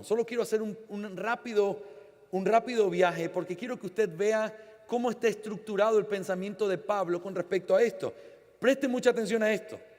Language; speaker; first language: Spanish; native; Spanish